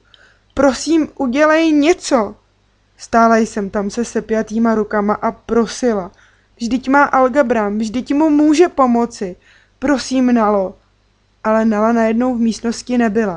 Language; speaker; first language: Czech; native; Czech